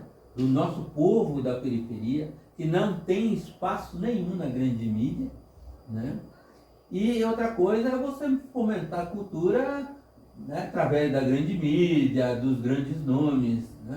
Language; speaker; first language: Portuguese; native; Portuguese